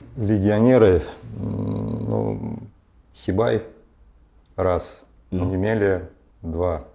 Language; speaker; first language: Russian; native; Russian